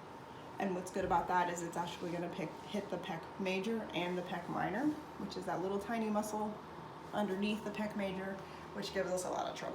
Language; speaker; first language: English; native; English